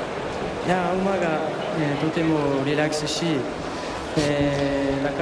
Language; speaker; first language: Japanese; non-native, learner; French